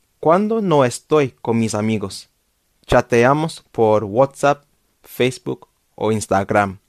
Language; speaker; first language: Spanish; non-native, fluent; English